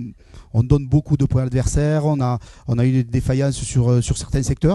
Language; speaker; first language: French; native; French